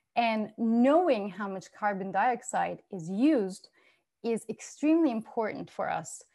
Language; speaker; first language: English; non-native, fluent; Turkish